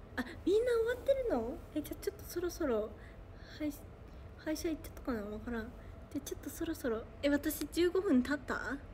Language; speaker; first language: Japanese; native; Japanese